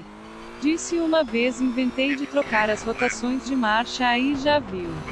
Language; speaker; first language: Portuguese; native; Portuguese